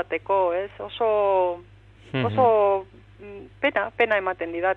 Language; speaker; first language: Basque; non-native, fluent; Romanian